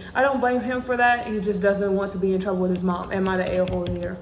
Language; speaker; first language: English; native; English